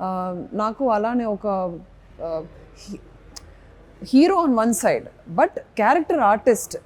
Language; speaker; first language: Telugu; non-native, fluent; Malayalam